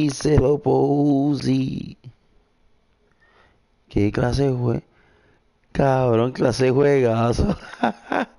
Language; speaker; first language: Spanish; native; Spanish